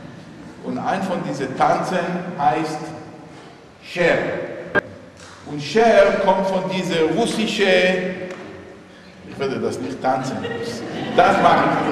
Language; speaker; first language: German; non-native, fluent; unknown